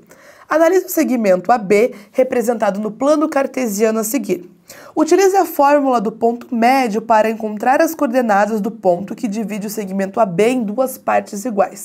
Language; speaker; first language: Portuguese; native; Portuguese